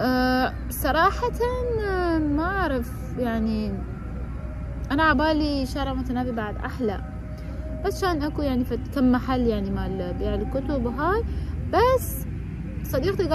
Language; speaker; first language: Arabic; non-native, fluent; Persian